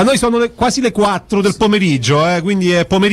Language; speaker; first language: Italian; native; Italian